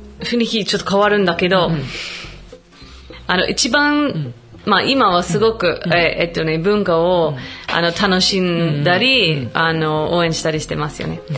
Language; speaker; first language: Japanese; non-native, fluent; English